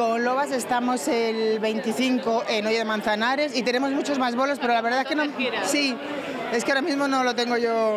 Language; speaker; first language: Spanish; native; Spanish